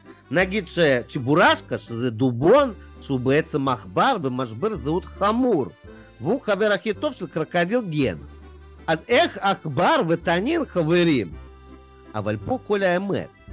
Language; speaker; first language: Hebrew; non-native, fluent; Russian